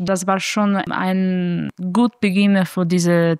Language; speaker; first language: German; non-native, fluent; Italian